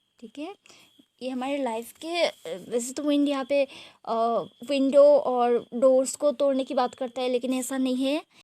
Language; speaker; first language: Hindi; non-native, local second language; Bangla